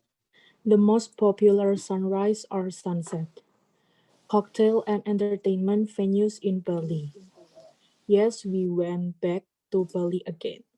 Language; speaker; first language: English; non-native, learner; Indonesian